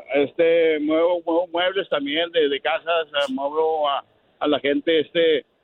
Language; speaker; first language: Spanish; native; Spanish